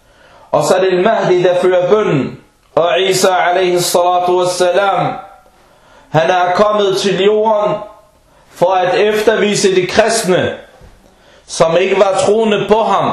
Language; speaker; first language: Danish; non-native, fluent; Arabic